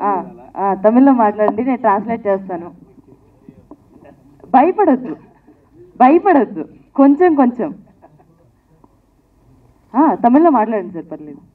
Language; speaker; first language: Telugu; native; Telugu